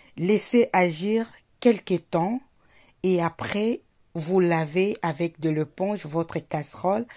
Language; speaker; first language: French; non-native, local second language; Lingala